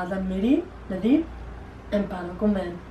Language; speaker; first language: Spanish; early bilingual, heritage; Spanish